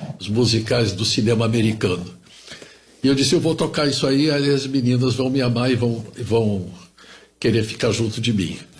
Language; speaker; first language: Portuguese; early bilingual, other home language; German